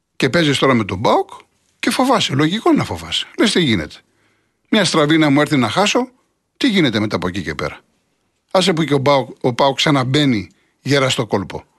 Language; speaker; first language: Greek; native; Greek